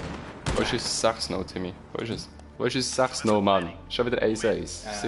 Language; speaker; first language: German; native; German